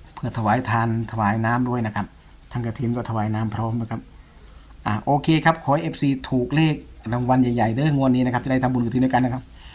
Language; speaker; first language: Thai; native; Thai